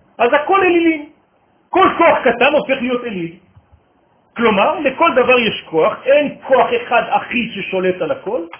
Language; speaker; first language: Hebrew; non-native, fluent; French